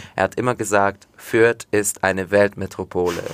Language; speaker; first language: German; native; German